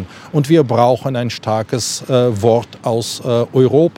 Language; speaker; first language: German; non-native, fluent; Ukrainian